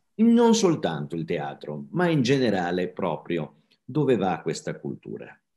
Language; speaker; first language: Italian; native; Italian